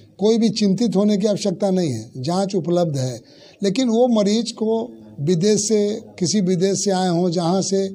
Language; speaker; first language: Hindi; native; Hindi